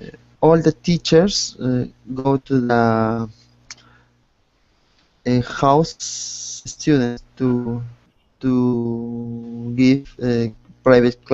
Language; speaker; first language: English; non-native, learner; Spanish